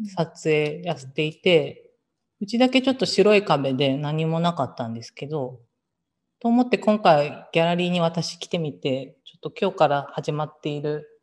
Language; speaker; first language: Japanese; native; Japanese